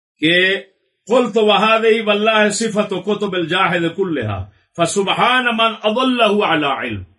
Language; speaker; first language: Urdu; non-native, local second language; Punjabi